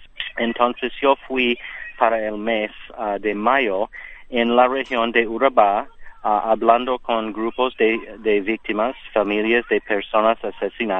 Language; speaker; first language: Spanish; non-native, learner; English